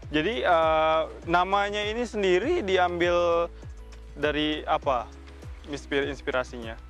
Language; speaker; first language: Indonesian; native; Indonesian